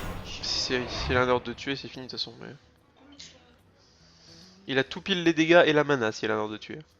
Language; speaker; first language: French; native; French